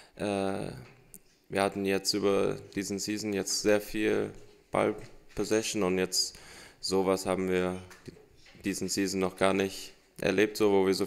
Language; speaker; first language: German; early bilingual, heritage; German